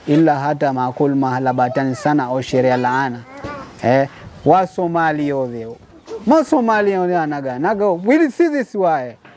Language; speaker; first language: Somali; non-native, learner; Swahili